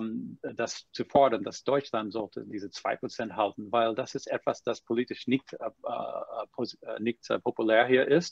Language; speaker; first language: German; non-native, fluent; English